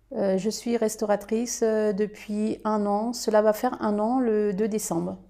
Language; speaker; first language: French; native; French